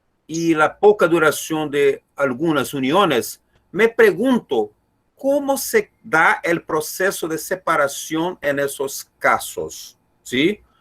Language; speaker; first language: Spanish; non-native, learner; Portuguese